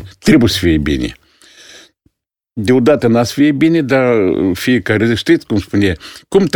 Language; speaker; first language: Romanian; non-native, local second language; Russian